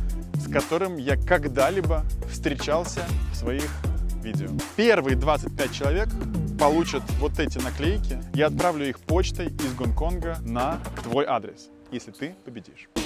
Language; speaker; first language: Russian; native; Russian